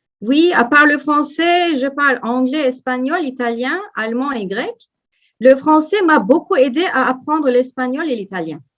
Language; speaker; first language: French; non-native, fluent; Turkish